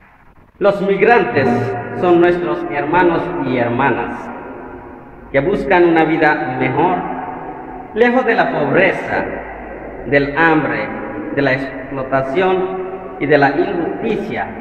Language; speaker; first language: Spanish; non-native, fluent; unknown